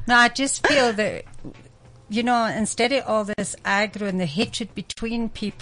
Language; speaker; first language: English; native; English